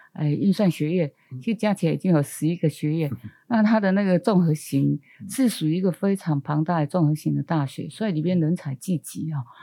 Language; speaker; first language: Chinese; native; Chinese